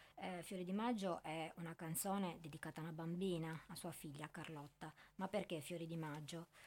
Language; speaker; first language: Italian; native; Italian